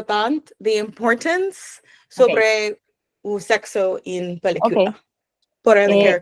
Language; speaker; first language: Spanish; non-native, learner; English